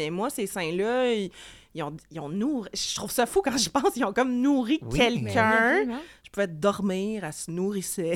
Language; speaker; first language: French; native; French